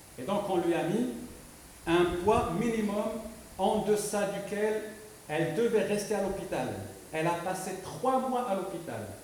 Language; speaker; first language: French; non-native, local second language; Arabic